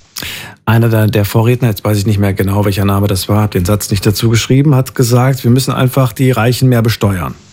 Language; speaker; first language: German; native; German